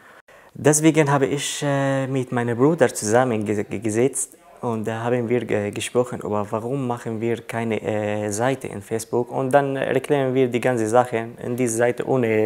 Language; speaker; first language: German; non-native, learner; Arabic